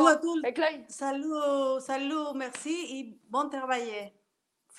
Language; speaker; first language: French; non-native, learner; Spanish